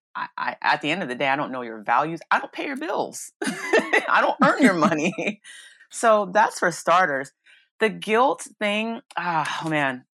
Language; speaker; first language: English; early bilingual, other home language; Yoruba